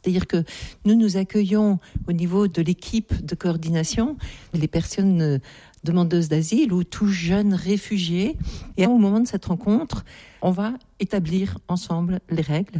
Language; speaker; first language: French; native; French